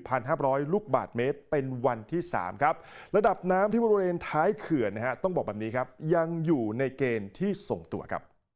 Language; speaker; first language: Thai; native; Thai